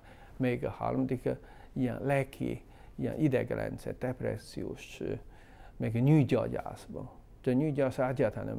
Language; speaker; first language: Hungarian; non-native, learner; Chinese